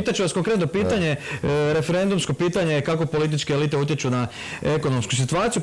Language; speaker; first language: Croatian; native; Croatian